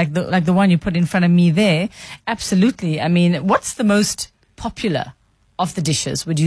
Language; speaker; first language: English; native; English